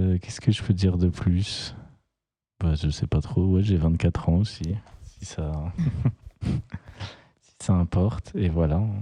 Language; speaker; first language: French; native; French